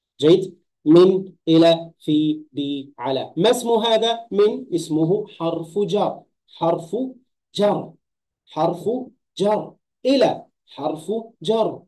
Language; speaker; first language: Arabic; native; Arabic